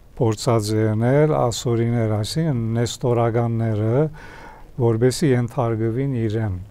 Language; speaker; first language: Armenian; early bilingual, heritage; Armenian